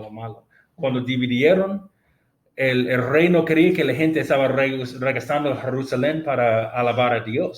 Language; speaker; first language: Spanish; non-native, fluent; English